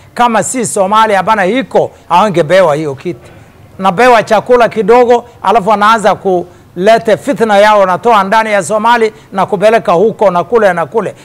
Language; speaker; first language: Swahili; non-native, local second language; Somali